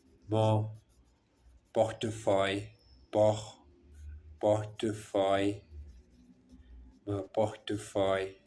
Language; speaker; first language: French; non-native, learner; Portuguese